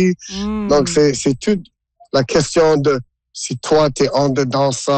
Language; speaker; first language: French; non-native, local second language; English